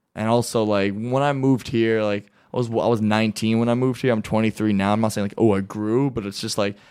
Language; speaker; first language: English; native; English